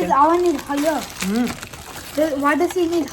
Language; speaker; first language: English; early bilingual, other home language; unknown